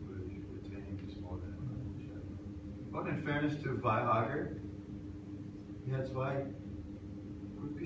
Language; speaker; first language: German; non-native, learner; English